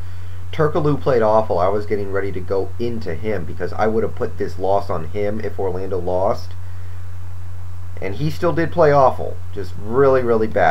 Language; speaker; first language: English; native; English